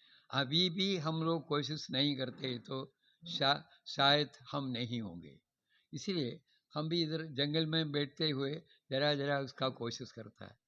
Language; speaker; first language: Hindi; non-native, local second language; Malayalam